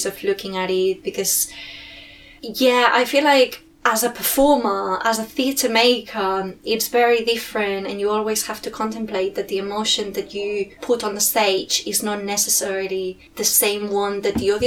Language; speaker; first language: English; non-native, fluent; Spanish